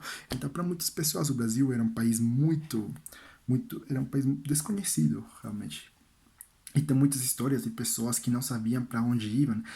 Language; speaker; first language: Portuguese; non-native, learner; Spanish